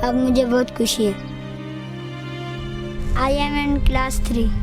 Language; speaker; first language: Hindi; non-native, local second language; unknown